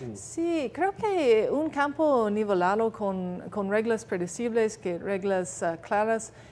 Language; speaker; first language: Spanish; non-native, fluent; English